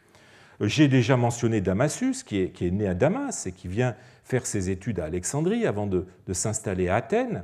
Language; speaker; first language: French; native; French